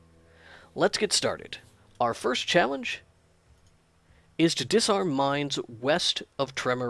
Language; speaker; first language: English; native; English